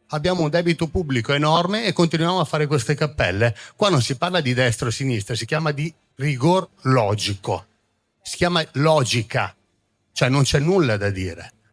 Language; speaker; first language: Italian; early bilingual, other home language; Croatian